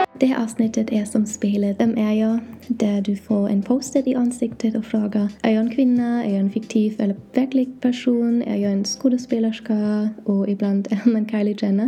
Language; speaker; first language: Swedish; non-native, learner; English